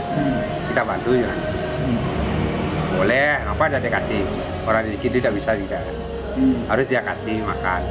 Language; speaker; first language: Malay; non-native, local second language; Balinese